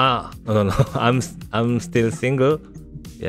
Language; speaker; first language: English; non-native, learner; Korean